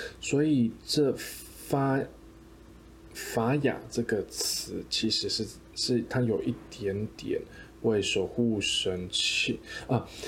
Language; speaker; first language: Chinese; native; Chinese